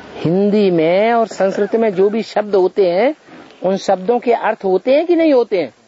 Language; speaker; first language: Hindi; native; Hindi